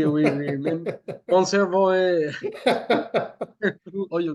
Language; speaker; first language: French; non-native, fluent; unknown